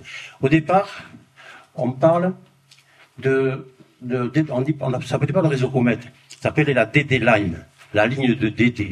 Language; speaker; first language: French; native; French